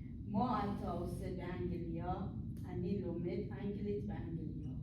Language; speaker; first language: Hebrew; non-native, learner; English